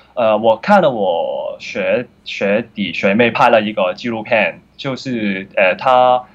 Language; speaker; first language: Chinese; non-native, fluent; Cantonese